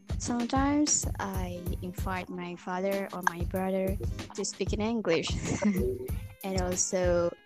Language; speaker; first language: English; non-native, learner; Indonesian